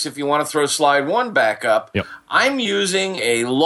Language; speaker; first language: English; native; English